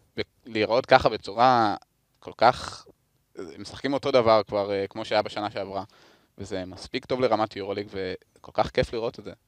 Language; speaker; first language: Hebrew; native; Hebrew